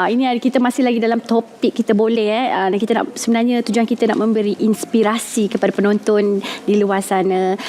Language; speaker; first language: Malay; native; Malay